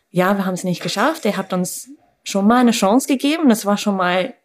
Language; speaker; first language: German; non-native, fluent; English